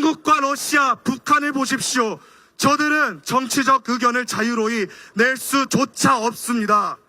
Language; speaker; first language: Korean; native; Korean